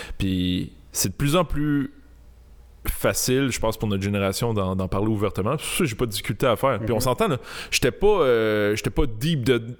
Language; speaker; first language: French; native; French